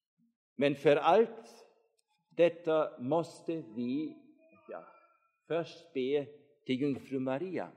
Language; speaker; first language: Swedish; non-native, fluent; German